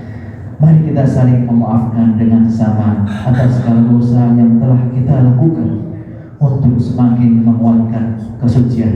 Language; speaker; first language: Indonesian; native; Indonesian